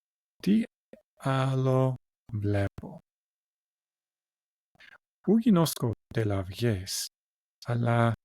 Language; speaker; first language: Greek; non-native, learner; English